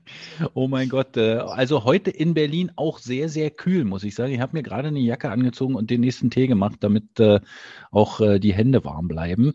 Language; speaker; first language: German; native; German